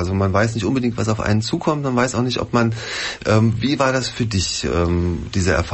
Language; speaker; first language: German; native; German